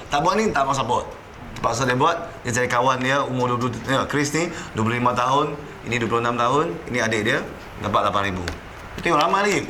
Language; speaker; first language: Malay; non-native, local second language; Chinese